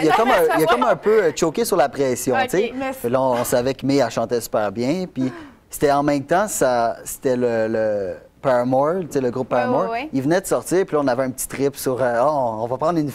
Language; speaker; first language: French; native; French